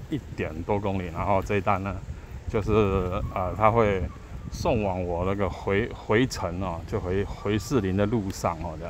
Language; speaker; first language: Chinese; native; Chinese